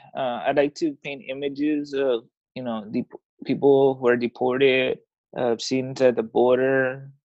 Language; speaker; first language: English; early bilingual, other home language; Spanish